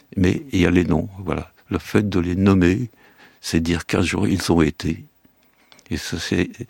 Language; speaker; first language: French; early bilingual, other home language; Yiddish